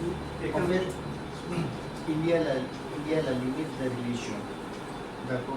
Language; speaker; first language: French; non-native, learner; Hindi